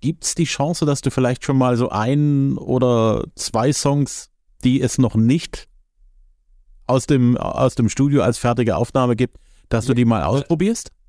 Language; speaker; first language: German; native; German